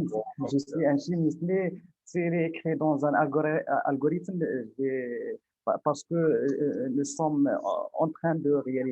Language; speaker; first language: French; non-native, local second language; Arabic